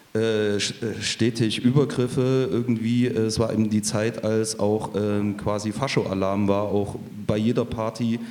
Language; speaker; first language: German; native; German